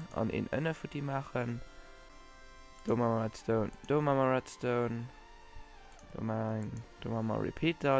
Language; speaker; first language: German; non-native, local second language; Luxembourgish